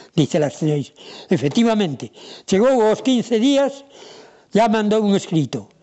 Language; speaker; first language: Spanish; non-native, local second language; Galician